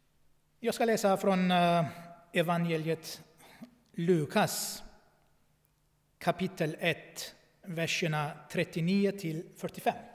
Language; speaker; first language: Swedish; non-native, fluent; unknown